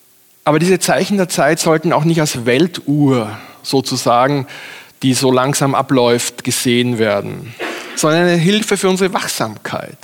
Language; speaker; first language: German; native; German